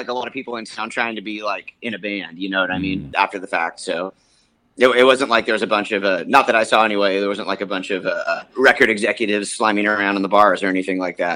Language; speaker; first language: English; native; English